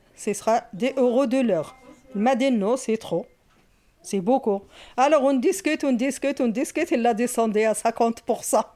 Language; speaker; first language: French; non-native, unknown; Arabic